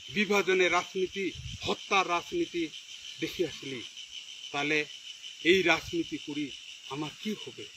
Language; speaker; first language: Bangla; non-native, local second language; Rangpuri